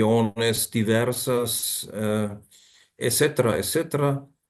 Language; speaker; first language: Spanish; non-native, fluent; German